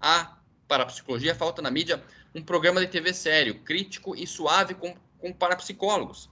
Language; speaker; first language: Portuguese; native; Portuguese